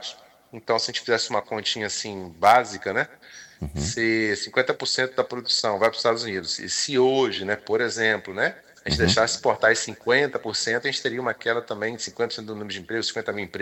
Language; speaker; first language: Portuguese; native; Portuguese